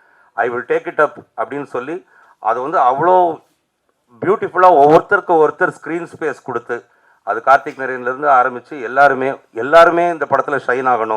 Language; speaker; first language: Tamil; native; Tamil